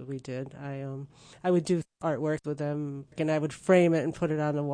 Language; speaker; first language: English; native; English